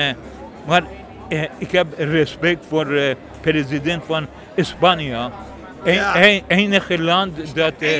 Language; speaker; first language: Dutch; non-native, learner; Persian